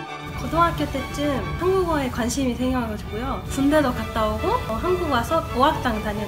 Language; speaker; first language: Korean; non-native, fluent; Hebrew